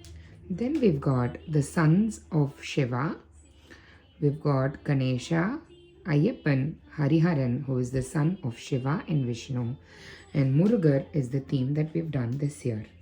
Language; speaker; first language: English; non-native, local second language; Tamil